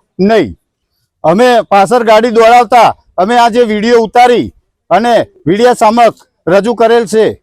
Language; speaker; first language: Gujarati; native; Gujarati